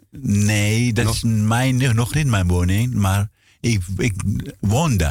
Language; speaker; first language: Dutch; non-native, learner; Persian